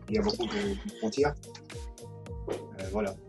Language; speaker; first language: French; non-native, learner; Russian